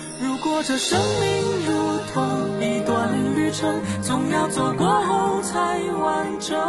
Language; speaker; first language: Chinese; native; Chinese